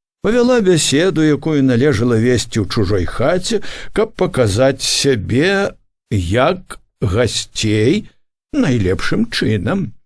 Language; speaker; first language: Belarusian; native; Belarusian